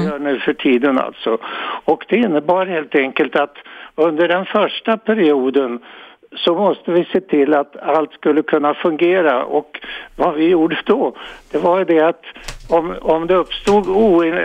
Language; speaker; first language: Swedish; native; Swedish